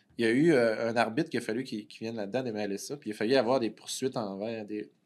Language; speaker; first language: French; native; French